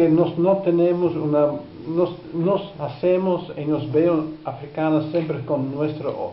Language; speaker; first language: Spanish; non-native, fluent; Dutch